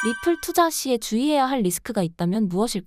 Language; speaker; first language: Korean; native; Korean